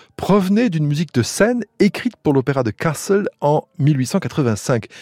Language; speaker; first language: French; native; French